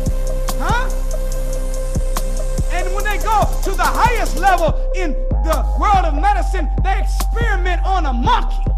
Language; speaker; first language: English; native; English